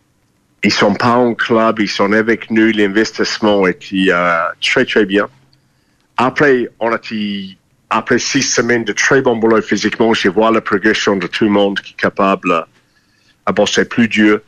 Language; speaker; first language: French; non-native, fluent; English